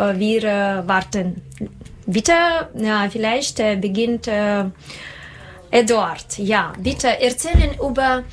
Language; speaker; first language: German; non-native, learner; Russian